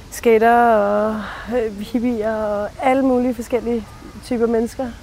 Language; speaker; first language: Danish; early bilingual, other home language; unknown